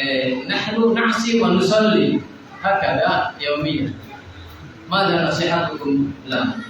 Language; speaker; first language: Arabic; non-native, fluent; Indonesian